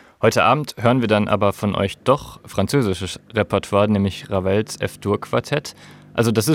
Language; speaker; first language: German; native; German